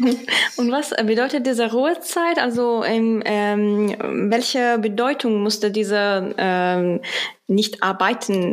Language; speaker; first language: German; non-native, fluent; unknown